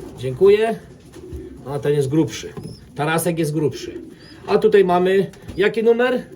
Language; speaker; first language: Polish; native; Polish